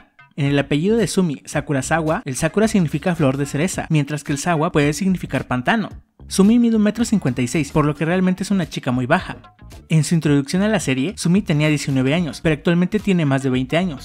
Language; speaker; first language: Spanish; native; Spanish